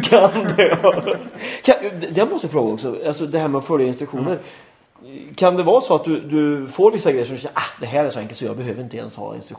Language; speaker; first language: Swedish; native; Swedish